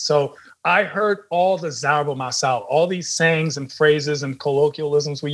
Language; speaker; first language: English; native; English